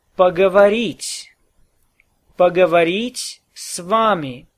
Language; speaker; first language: Russian; non-native, learner; English